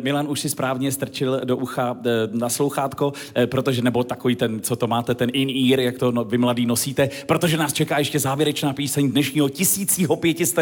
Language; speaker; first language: Czech; native; Czech